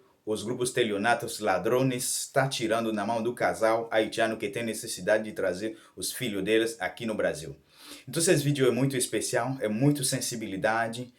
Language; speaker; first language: Portuguese; non-native, learner; Haitian Creole